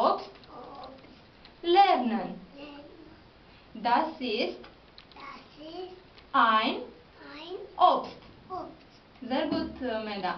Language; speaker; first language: German; non-native, learner; Romanian